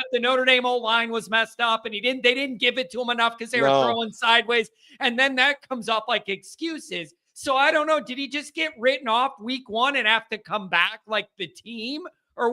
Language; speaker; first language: English; native; English